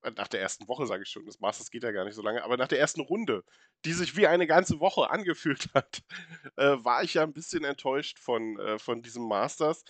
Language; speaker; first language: German; native; German